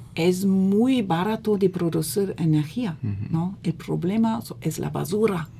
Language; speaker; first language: Spanish; non-native, fluent; German